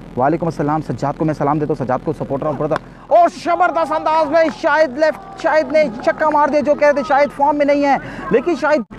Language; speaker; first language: Urdu; non-native, local second language; Pashto